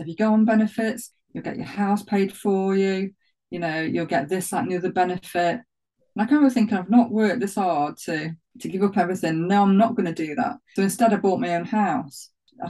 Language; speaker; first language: English; native; English